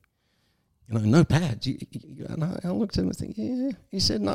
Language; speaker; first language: English; native; English